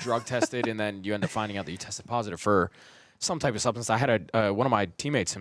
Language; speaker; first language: English; early bilingual, heritage; Persian